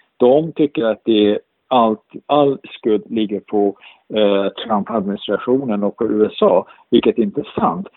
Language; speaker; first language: Swedish; non-native, fluent; Persian